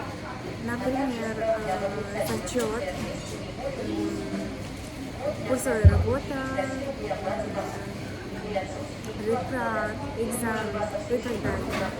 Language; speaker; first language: Russian; non-native, learner; Mongolian